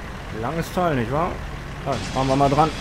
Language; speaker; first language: German; native; German